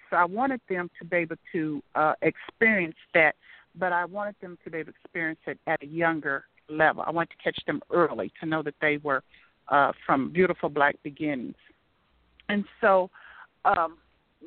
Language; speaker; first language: English; native; English